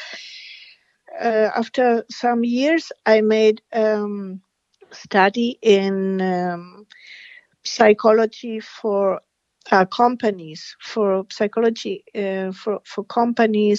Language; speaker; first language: English; non-native, fluent; Spanish